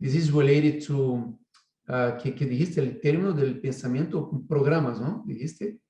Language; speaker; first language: Spanish; non-native, fluent; Portuguese